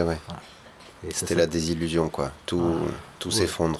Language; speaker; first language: French; native; French